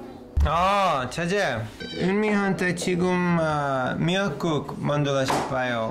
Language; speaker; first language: Korean; non-native, learner; English